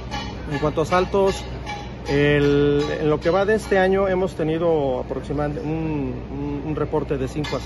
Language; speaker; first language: Spanish; native; Spanish